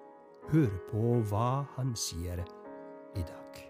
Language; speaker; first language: Norwegian; non-native, fluent; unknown